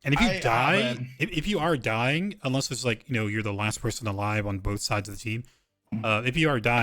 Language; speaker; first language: English; native; English